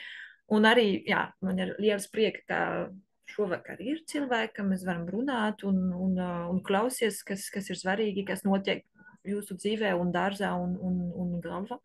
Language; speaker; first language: Latvian; non-native, learner; French